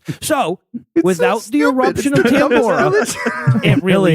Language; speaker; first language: English; native; English